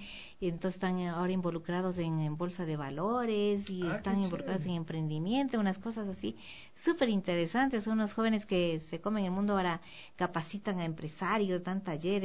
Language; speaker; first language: Spanish; native; Spanish